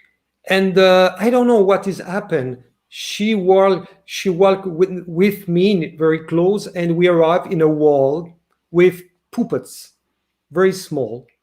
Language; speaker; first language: English; non-native, learner; French